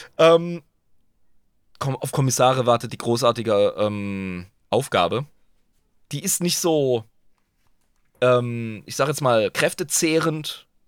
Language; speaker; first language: German; native; German